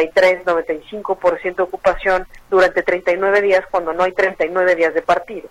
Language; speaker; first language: Spanish; native; Spanish